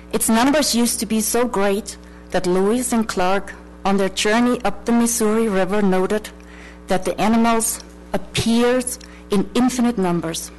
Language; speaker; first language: English; non-native, fluent; German